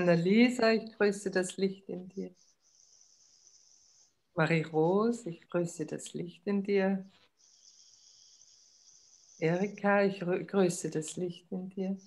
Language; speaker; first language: German; native; German